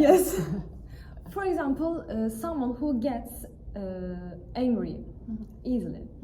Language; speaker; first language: English; non-native, fluent; Turkish